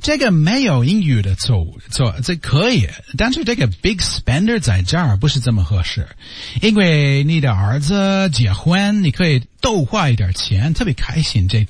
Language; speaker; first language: Chinese; non-native, learner; English